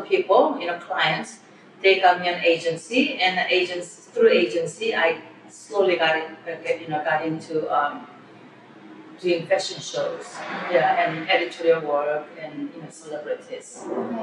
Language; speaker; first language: English; non-native, fluent; Korean